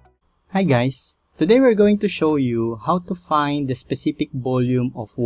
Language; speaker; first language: English; non-native, local second language; Filipino